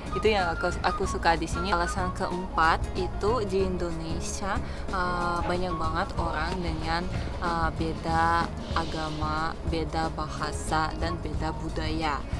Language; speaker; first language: Indonesian; non-native, fluent; Russian